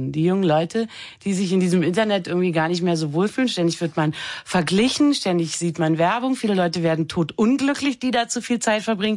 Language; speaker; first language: German; native; German